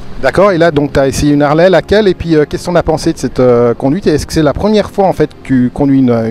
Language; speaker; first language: French; native; French